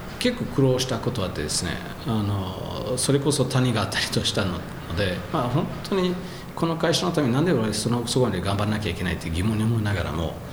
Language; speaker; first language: Japanese; non-native, fluent; French